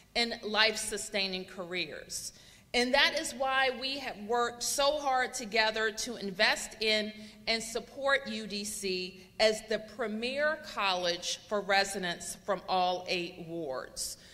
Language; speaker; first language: English; native; English